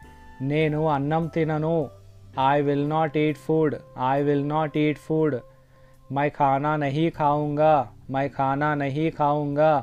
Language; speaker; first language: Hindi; non-native, local second language; Telugu